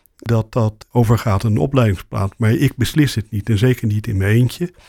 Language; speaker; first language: Dutch; native; Dutch